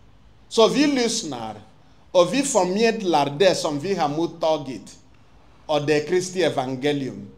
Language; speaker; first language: Swedish; non-native, fluent; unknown